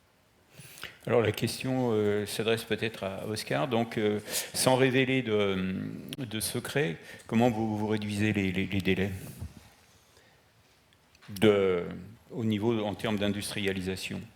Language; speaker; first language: French; native; French